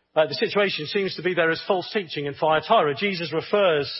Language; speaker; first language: English; native; English